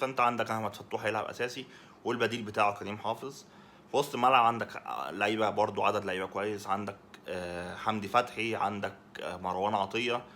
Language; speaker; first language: Arabic; native; Arabic